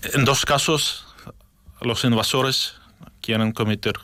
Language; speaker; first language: Spanish; non-native, fluent; Ukrainian